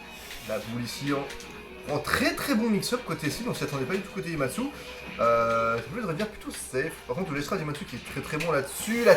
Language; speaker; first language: French; native; French